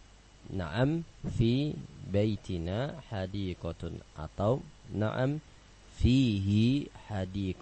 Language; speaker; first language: Arabic; non-native, fluent; Indonesian